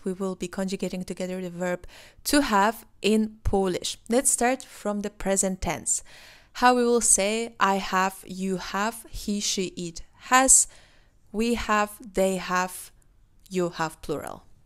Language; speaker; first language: English; non-native, fluent; Polish